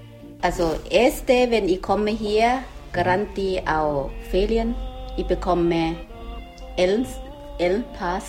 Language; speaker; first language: German; non-native, learner; Thai